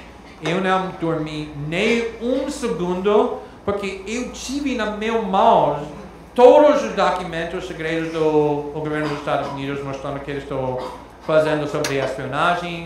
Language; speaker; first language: Portuguese; non-native, fluent; English